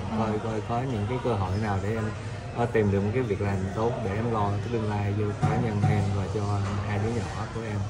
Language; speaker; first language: Vietnamese; early bilingual, heritage; Vietnamese